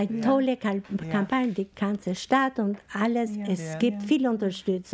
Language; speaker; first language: German; non-native, learner; Albanian